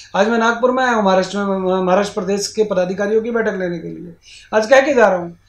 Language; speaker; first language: Hindi; native; Hindi